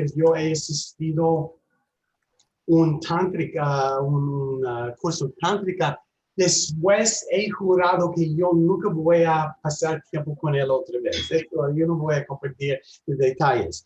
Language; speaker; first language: Spanish; non-native, learner; English